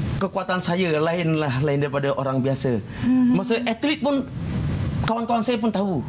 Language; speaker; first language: Malay; native; Malay